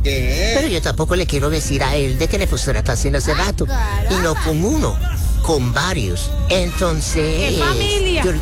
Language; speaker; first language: Spanish; native; Spanish